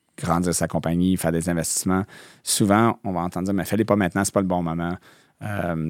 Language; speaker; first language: French; non-native, local second language; English